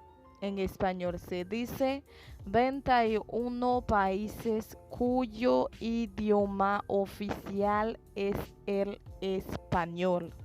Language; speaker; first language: Spanish; non-native, fluent; Haitian Creole